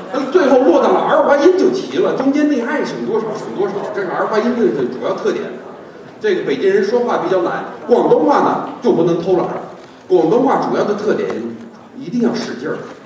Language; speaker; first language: Chinese; non-native, fluent; English